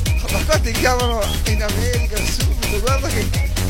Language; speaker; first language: Italian; native; Italian